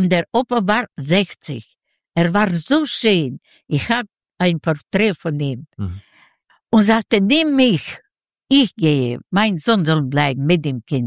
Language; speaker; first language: German; non-native, learner; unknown